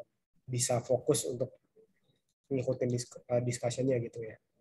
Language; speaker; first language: Indonesian; native; Indonesian